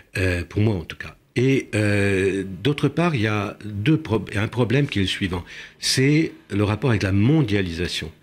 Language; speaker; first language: French; early bilingual, other home language; Romanian